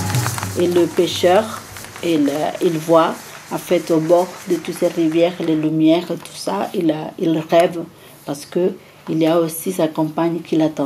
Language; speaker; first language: French; non-native, fluent; Spanish